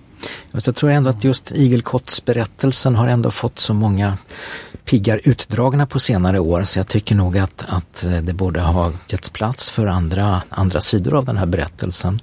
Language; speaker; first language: Swedish; native; Swedish